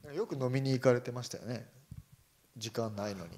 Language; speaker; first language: Japanese; native; Japanese